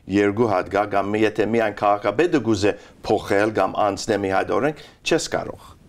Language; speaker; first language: Armenian; early bilingual, heritage; Armenian